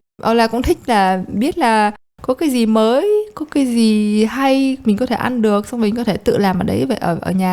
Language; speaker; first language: Vietnamese; early bilingual, heritage; Polish